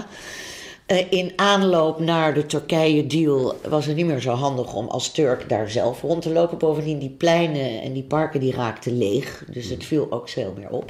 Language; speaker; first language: Dutch; native; Dutch